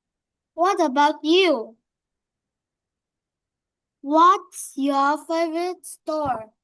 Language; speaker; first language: English; non-native, learner; Vietnamese